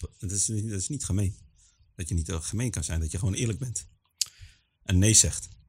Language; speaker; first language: Dutch; early bilingual, other home language; Arabic